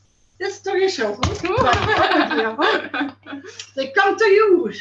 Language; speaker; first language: English; non-native, learner; Dutch